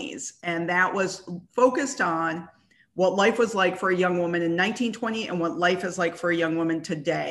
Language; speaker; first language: English; native; English